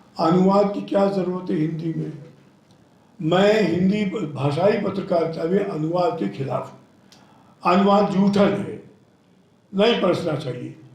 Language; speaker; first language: Hindi; non-native, local second language; Telugu